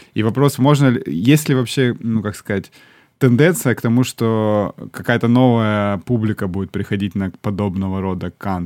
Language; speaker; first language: Russian; native; Russian